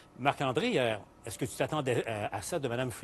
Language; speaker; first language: French; native; French